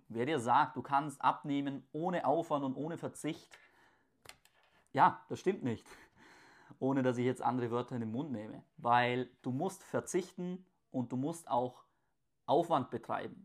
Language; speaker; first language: German; native; German